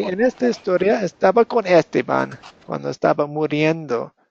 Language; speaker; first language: Spanish; non-native, fluent; English